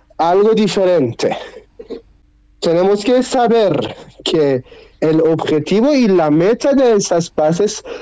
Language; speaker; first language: Spanish; non-native, learner; Persian